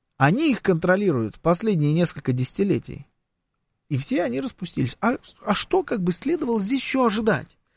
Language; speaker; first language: Russian; native; Russian